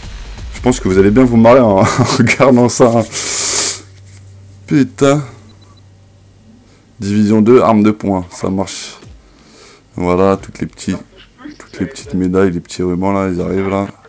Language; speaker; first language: French; native; French